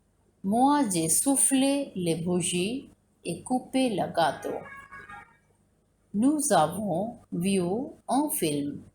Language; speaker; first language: French; non-native, fluent; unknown